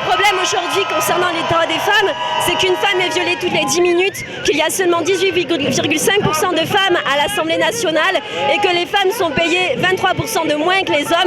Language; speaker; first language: French; native; French